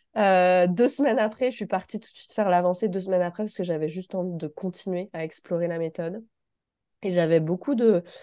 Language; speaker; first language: French; native; French